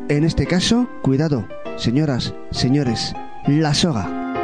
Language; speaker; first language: Spanish; native; Spanish